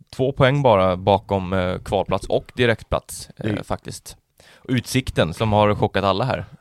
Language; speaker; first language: Swedish; native; Swedish